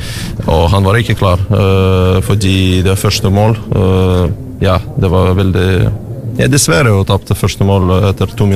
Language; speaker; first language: Norwegian; non-native, fluent; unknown